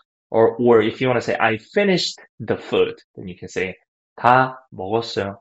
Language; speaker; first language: English; non-native, fluent; Korean